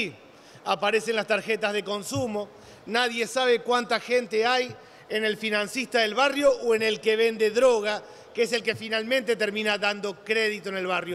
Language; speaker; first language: Spanish; native; Spanish